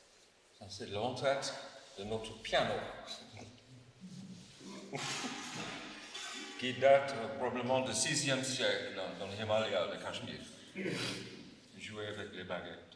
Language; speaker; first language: French; non-native, learner; English